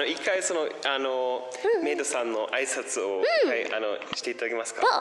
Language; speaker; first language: Japanese; non-native, fluent; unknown